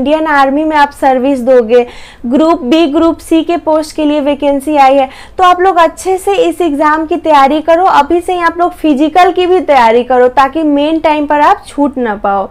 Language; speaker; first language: Hindi; native; Hindi